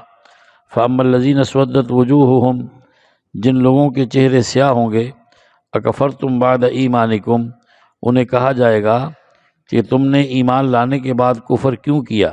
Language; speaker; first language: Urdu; non-native, local second language; Punjabi